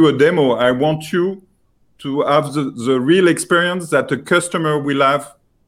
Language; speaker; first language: English; non-native, fluent; French